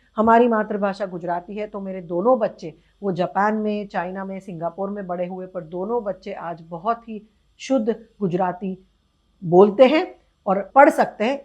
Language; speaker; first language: Hindi; non-native, local second language; Gujarati